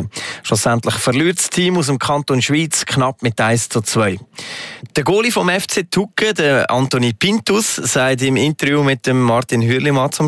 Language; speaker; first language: German; native; German